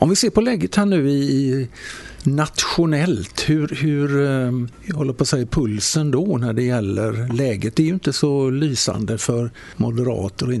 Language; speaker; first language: Swedish; native; Swedish